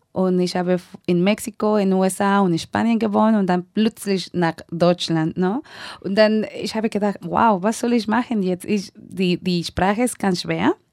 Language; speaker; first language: German; non-native, learner; Spanish